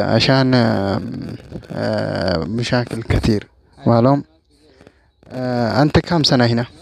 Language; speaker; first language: Arabic; non-native, learner; Oromo